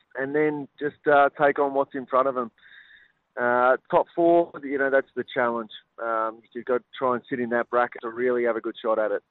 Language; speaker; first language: English; native; English